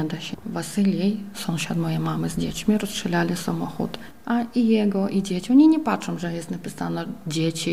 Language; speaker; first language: Polish; non-native, fluent; Ukrainian